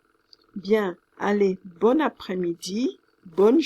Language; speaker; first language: French; non-native, fluent; English